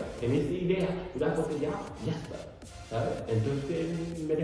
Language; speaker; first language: Spanish; non-native, learner; Fula